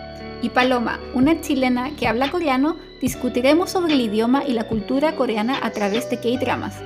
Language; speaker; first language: Spanish; native; Spanish